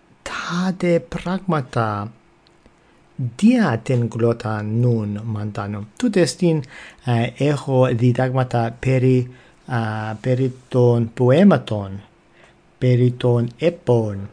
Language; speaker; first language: Greek; non-native, fluent; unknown